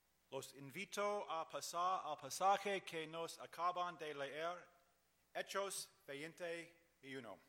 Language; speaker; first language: Spanish; non-native, learner; English